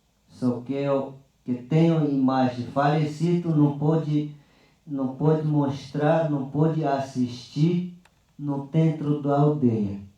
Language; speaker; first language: Portuguese; non-native, local second language; Yanomámi